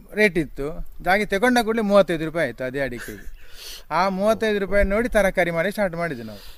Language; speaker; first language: Kannada; native; Kannada